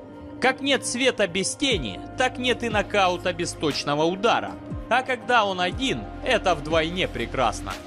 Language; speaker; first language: Russian; native; Russian